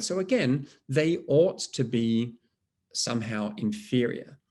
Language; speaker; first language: English; native; English